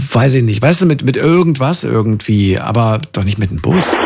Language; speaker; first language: German; native; German